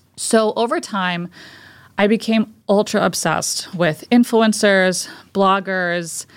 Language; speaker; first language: English; native; English